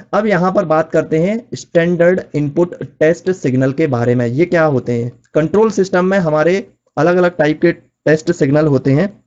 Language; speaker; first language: Hindi; native; Hindi